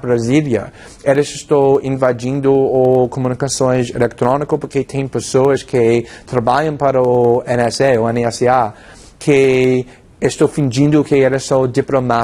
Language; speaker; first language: Portuguese; non-native, fluent; English